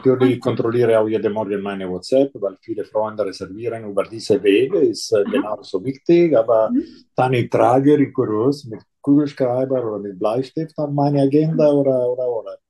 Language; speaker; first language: German; non-native, local second language; Italian